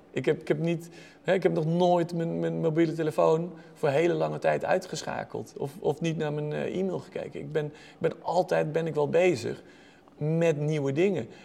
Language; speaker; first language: Dutch; native; Dutch